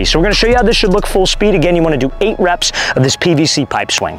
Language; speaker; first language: English; native; English